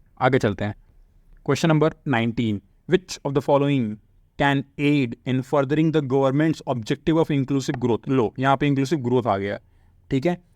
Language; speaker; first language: Hindi; native; Hindi